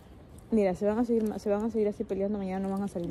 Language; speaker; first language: Spanish; native; Spanish